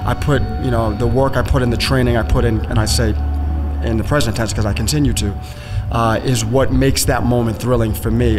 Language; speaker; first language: English; native; English